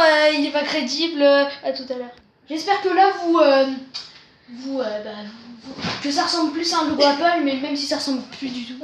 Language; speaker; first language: French; native; French